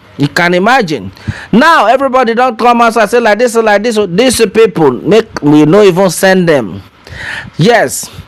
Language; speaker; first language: Nigerian Pidgin; non-native, local second language; Yoruba